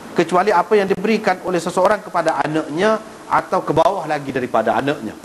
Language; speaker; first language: Malay; native; Malay